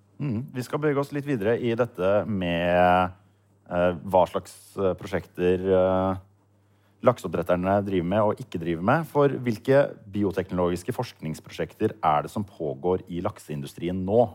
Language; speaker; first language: Norwegian; native; Norwegian